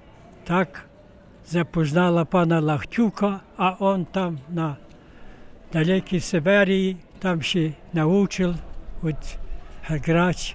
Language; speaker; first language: Polish; non-native, local second language; Ukrainian